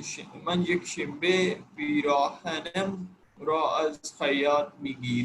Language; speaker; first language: Persian; non-native, learner; Urdu